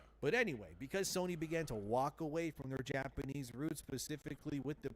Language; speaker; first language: English; native; English